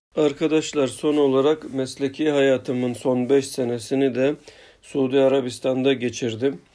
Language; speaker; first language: Turkish; early bilingual, heritage; Turkish